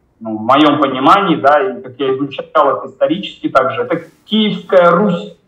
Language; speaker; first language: Russian; native; Russian